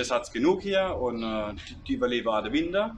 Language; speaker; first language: German; native; German